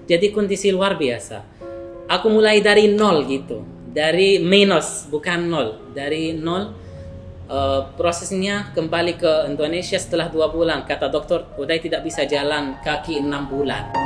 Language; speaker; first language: Indonesian; non-native, fluent; Arabic